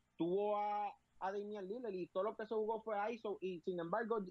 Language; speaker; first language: Spanish; native; Spanish